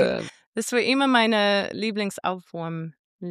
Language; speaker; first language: German; non-native, fluent; English